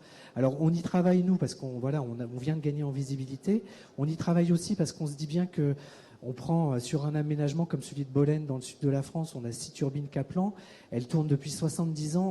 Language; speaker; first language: French; native; French